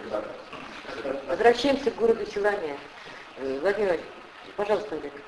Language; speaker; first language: Russian; native; Russian